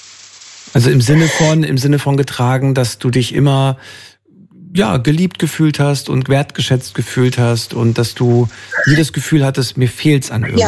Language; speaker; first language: German; native; German